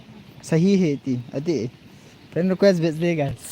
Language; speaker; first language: Hindi; non-native, local second language; Thado Chin